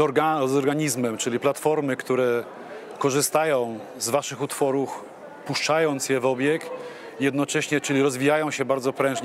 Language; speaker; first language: Polish; native; Polish